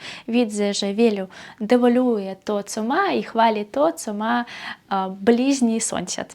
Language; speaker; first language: Polish; non-native, fluent; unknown